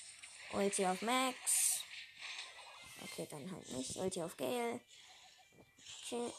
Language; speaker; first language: German; native; German